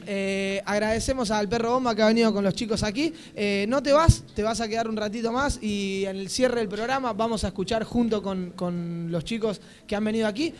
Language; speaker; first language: Spanish; native; Spanish